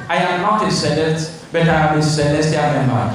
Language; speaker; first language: English; non-native, local second language; Yoruba